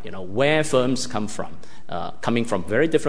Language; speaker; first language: English; non-native, local second language; Cantonese